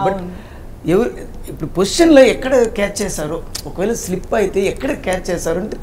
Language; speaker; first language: Telugu; non-native, learner; Tamil